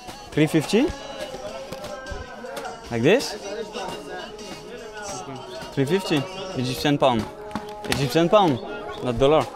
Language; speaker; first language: English; non-native, learner; French